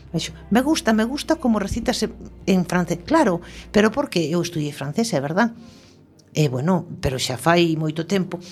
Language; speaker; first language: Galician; native; Galician